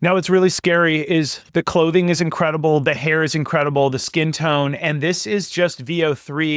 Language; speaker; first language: English; native; English